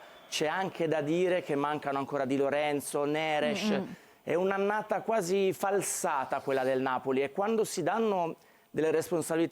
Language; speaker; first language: Italian; native; Italian